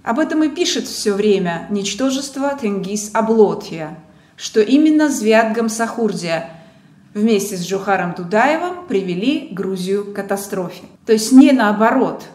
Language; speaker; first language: Russian; non-native, local second language; Georgian